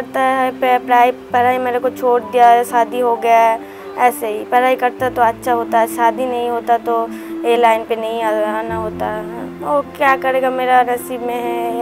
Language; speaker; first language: Hindi; non-native, local second language; Bangla